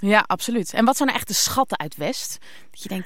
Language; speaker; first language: Dutch; native; Dutch